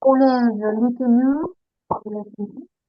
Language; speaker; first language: French; non-native, learner; Spanish